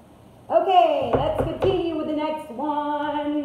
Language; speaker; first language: English; non-native, fluent; Spanish